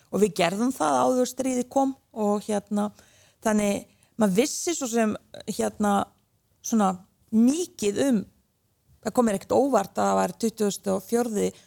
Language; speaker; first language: Icelandic; early bilingual, other home language; Bosnian